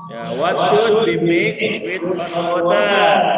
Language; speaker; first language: English; non-native, fluent; Indonesian